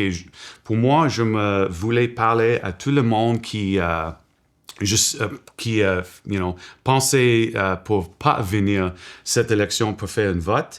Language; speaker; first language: French; non-native, local second language; English